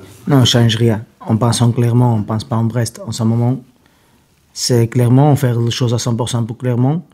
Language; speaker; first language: French; non-native, fluent; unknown